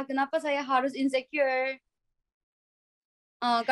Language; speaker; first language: Indonesian; non-native, learner; Korean